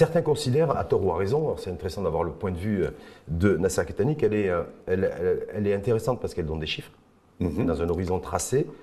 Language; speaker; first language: French; non-native, local second language; Arabic